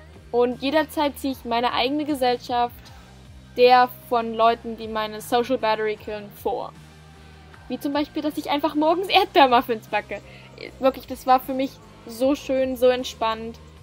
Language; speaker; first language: German; native; German